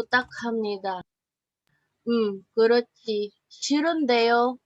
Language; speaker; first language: Korean; non-native, learner; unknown